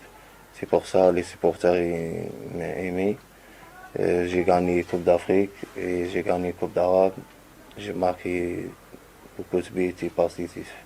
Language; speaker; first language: French; non-native, learner; Arabic